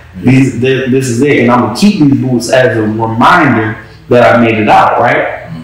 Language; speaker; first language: English; native; English